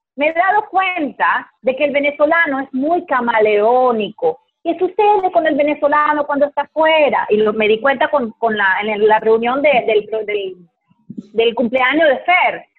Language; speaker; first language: Spanish; native; Spanish